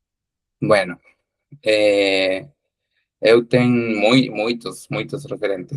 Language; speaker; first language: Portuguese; non-native, learner; Spanish